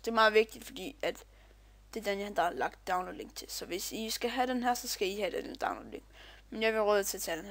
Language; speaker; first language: Danish; native; Danish